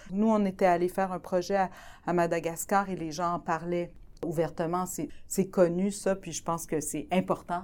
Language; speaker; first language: French; native; French